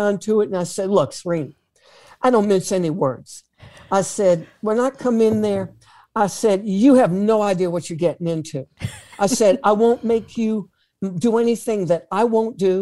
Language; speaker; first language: English; native; English